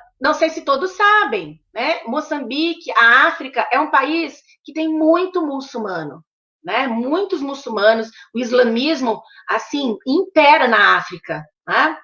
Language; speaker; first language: Portuguese; native; Portuguese